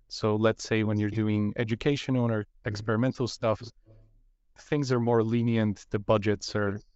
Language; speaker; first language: English; non-native, fluent; Bulgarian